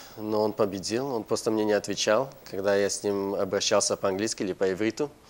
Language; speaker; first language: Russian; non-native, fluent; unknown